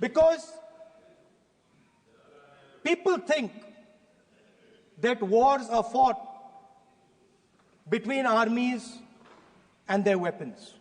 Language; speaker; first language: English; non-native, local second language; Hindi